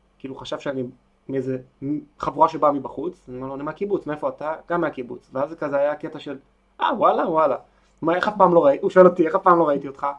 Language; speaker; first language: Hebrew; native; Hebrew